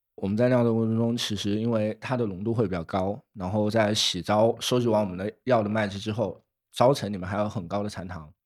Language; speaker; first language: Chinese; native; Chinese